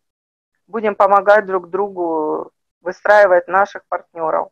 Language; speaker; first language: Russian; native; Russian